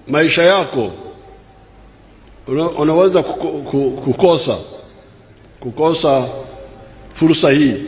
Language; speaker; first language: Swahili; non-native, local second language; Nyankole